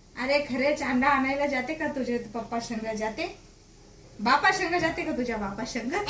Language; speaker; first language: Marathi; non-native, local second language; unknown